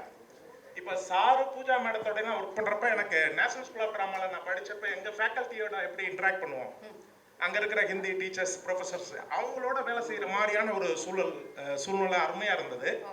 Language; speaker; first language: Tamil; native; Tamil